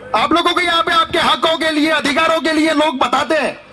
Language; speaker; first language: Hindi; non-native, local second language; Marathi